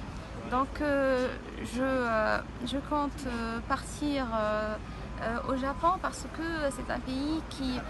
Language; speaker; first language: French; non-native, local second language; Arabic